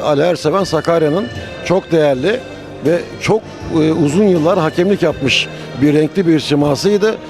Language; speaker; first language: Turkish; native; Turkish